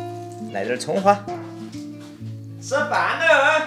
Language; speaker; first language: Chinese; native; Chinese